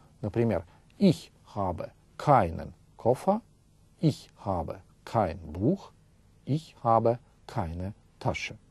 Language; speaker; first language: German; non-native, fluent; Russian